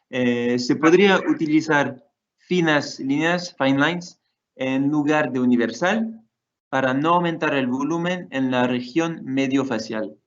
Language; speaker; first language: Spanish; non-native, fluent; Portuguese